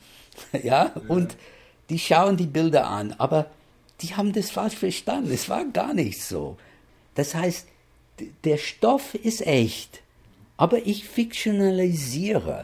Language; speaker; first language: German; non-native, fluent; English